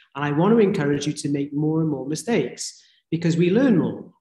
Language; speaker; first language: English; native; English